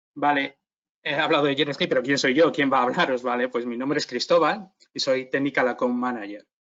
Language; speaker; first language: Spanish; native; Spanish